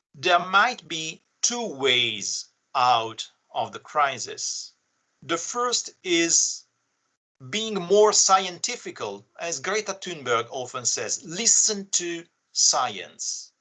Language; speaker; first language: English; non-native, fluent; Italian